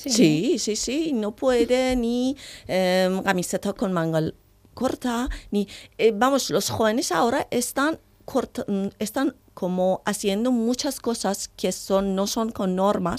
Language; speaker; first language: Spanish; non-native, learner; Persian